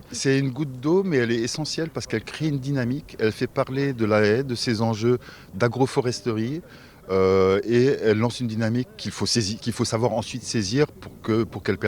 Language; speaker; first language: French; native; French